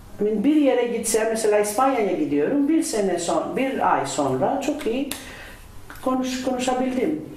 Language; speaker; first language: Turkish; non-native, learner; Greek